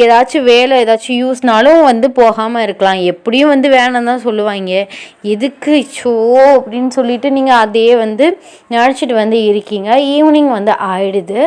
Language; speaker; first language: Tamil; native; Tamil